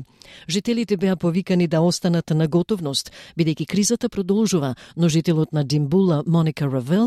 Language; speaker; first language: Macedonian; native; Macedonian